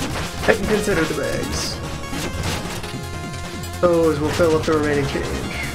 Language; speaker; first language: English; native; English